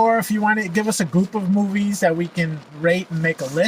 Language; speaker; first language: English; native; English